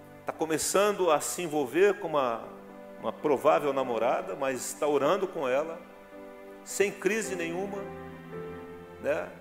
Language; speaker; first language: Portuguese; native; Portuguese